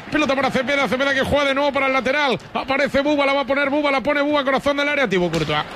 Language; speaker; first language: Spanish; native; Spanish